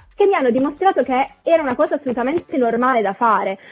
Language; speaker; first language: Italian; native; Italian